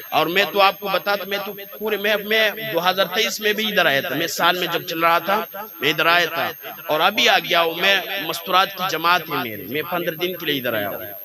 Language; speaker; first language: Urdu; non-native, local second language; Pashto